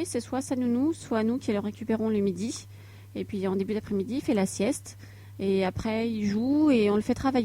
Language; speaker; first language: French; native; French